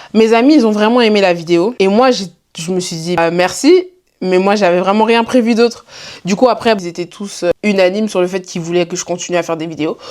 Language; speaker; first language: French; native; French